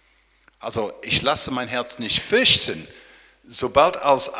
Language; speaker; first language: German; non-native, fluent; English